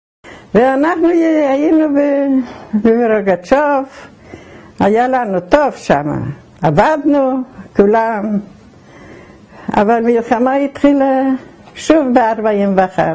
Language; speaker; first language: Hebrew; non-native, fluent; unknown